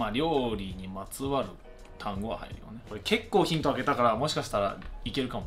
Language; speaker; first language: Japanese; early bilingual, other home language; English